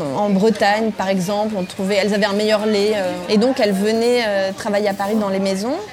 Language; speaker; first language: French; native; French